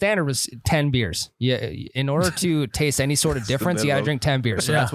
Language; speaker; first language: English; native; English